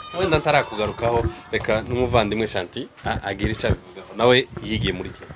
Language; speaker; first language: Kinyarwanda; native; Kinyarwanda